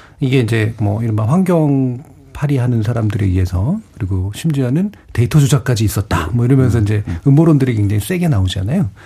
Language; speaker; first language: Korean; native; Korean